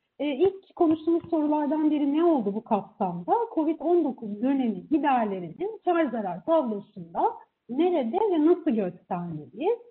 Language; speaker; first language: Turkish; native; Turkish